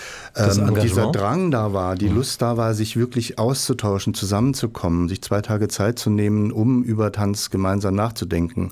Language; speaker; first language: German; native; German